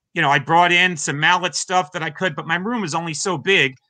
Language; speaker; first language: English; native; English